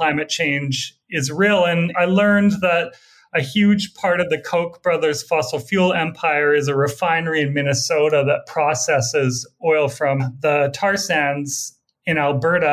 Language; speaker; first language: English; native; English